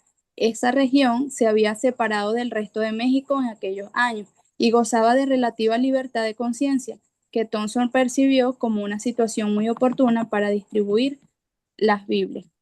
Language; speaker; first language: Spanish; native; Spanish